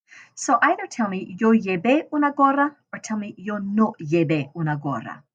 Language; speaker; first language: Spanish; non-native, fluent; English